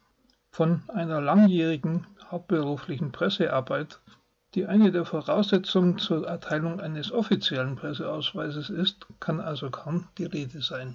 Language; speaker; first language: German; native; German